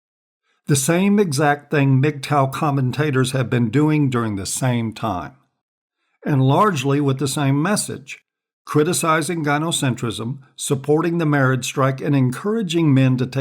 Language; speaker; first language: English; native; English